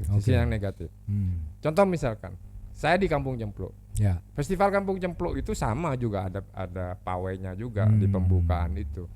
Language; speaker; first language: Indonesian; non-native, local second language; Javanese